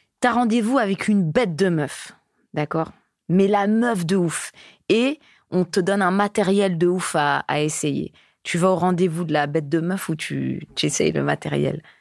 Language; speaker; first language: French; native; French